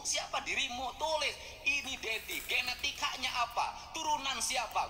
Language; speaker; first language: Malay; non-native, local second language; Sundanese